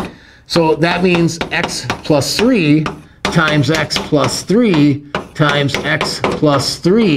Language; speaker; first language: English; native; English